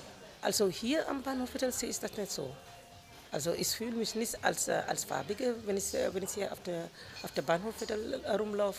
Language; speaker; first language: German; non-native, fluent; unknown